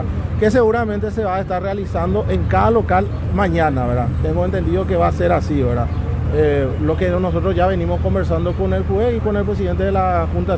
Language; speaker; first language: Spanish; native; Spanish